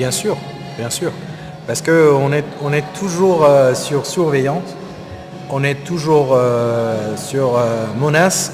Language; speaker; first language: French; non-native, learner; Persian